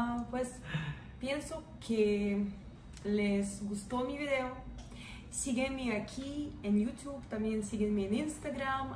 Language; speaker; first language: Spanish; non-native, fluent; Russian